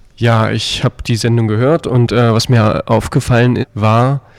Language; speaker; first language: German; non-native, fluent; Russian